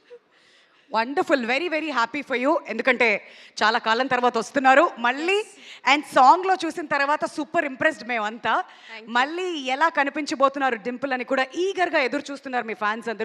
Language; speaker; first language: Telugu; native; Telugu